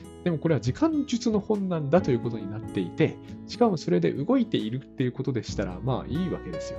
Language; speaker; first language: Japanese; native; Japanese